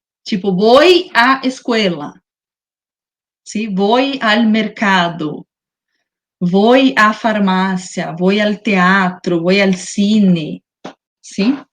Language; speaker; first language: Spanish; non-native, fluent; Portuguese